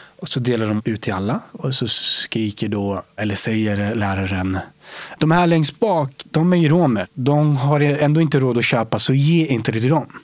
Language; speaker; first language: Swedish; early bilingual, other home language; Romany